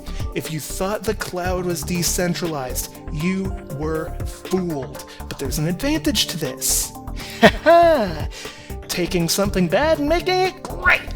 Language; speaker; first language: English; native; English